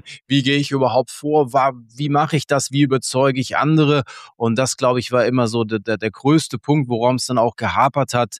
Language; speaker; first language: German; native; German